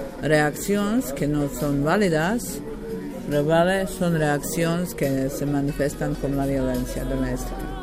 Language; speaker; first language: Catalan; non-native, fluent; Bosnian